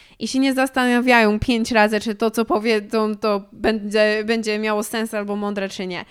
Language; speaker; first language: Polish; early bilingual, heritage; Polish